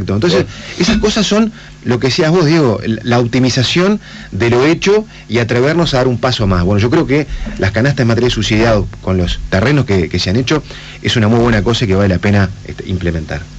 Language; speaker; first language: Spanish; native; Spanish